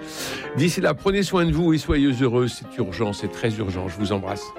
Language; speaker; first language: French; native; French